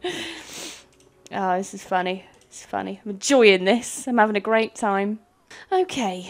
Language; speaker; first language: English; native; English